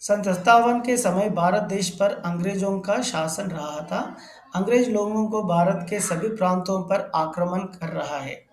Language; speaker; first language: Hindi; non-native, local second language; Telugu